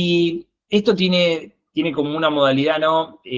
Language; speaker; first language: Spanish; native; Spanish